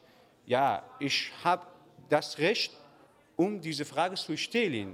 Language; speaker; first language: German; non-native, learner; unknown